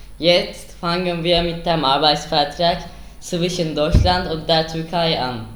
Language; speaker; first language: German; non-native, learner; Turkish